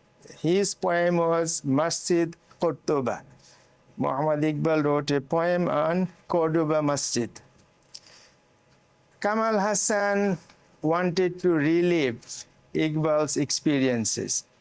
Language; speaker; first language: English; non-native, local second language; Bangla